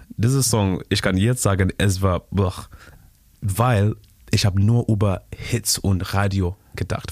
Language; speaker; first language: German; non-native, learner; Shona